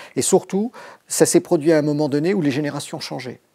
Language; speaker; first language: French; native; French